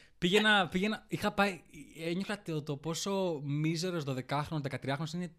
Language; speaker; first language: Greek; native; Greek